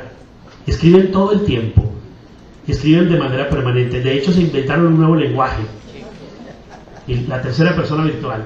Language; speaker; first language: Spanish; native; Spanish